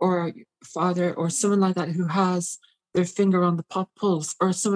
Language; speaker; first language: English; native; English